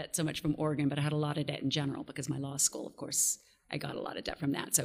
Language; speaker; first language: English; native; English